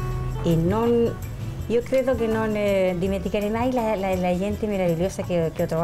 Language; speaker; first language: Italian; early bilingual, heritage; Spanish